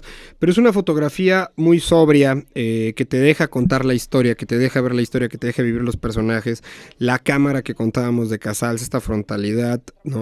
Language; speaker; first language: Spanish; native; Spanish